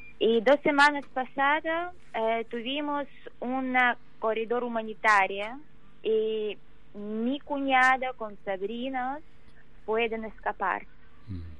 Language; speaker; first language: Spanish; non-native, learner; Ukrainian